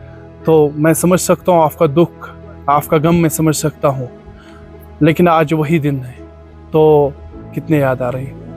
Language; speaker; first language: Hindi; native; Hindi